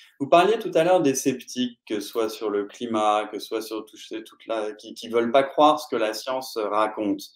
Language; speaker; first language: French; native; French